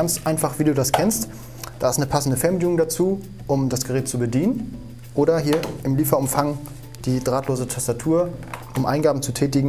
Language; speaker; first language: German; native; German